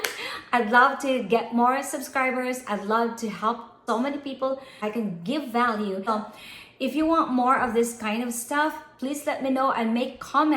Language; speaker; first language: English; non-native, local second language; Filipino